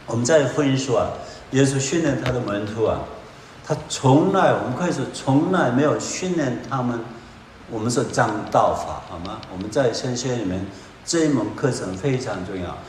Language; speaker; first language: Chinese; non-native, fluent; Korean